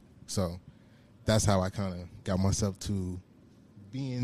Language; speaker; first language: English; native; English